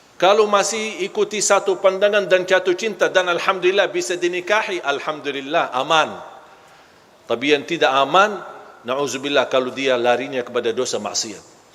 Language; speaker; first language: Malay; non-native, fluent; Arabic